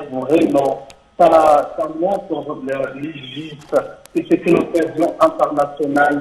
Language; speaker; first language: French; non-native, fluent; Arabic